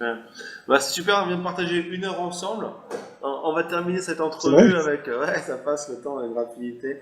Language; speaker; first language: French; native; French